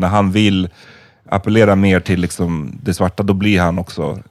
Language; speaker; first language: Swedish; native; Swedish